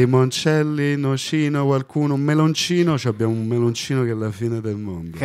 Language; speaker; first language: Italian; native; Italian